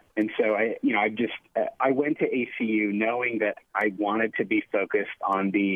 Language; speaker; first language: English; native; English